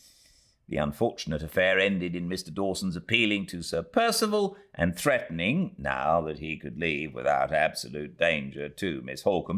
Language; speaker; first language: English; native; English